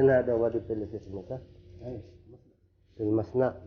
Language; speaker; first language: Arabic; non-native, learner; Filipino